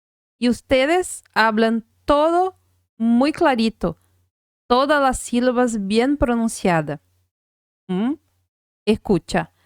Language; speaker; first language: Spanish; non-native, fluent; Portuguese